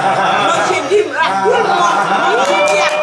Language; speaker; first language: French; non-native, local second language; Wolof